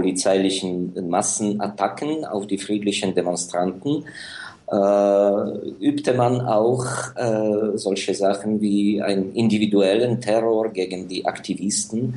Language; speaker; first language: German; non-native, fluent; Ukrainian